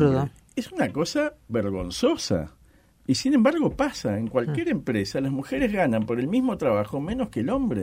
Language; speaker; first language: Spanish; native; Spanish